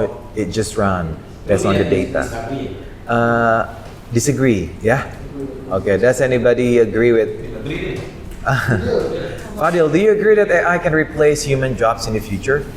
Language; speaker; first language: English; non-native, fluent; Indonesian